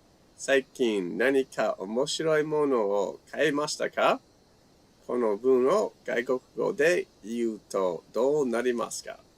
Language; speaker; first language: Japanese; non-native, fluent; English